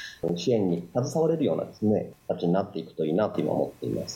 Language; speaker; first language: Japanese; native; Japanese